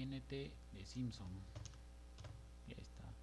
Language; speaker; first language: Spanish; native; Spanish